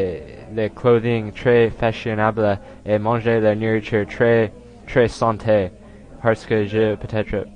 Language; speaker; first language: French; non-native, learner; English